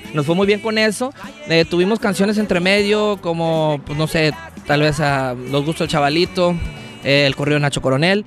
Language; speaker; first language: Spanish; native; Spanish